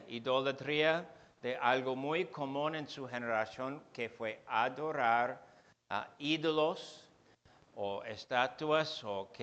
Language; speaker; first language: Spanish; non-native, fluent; English